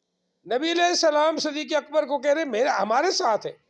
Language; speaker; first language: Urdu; non-native, local second language; Punjabi